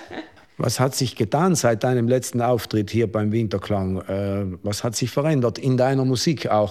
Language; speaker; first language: German; native; German